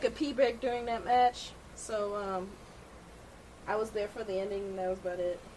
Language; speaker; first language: English; native; English